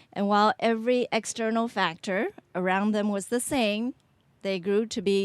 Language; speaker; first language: English; early bilingual, other home language; Chinese